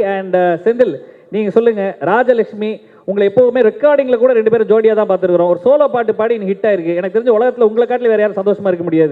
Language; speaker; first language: Tamil; native; Tamil